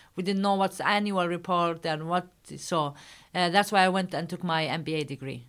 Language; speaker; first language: English; non-native, fluent; Arabic